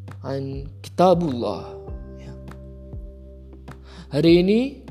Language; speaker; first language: Arabic; non-native, learner; Indonesian